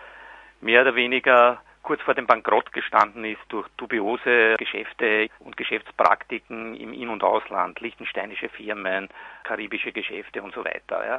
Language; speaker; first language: German; native; German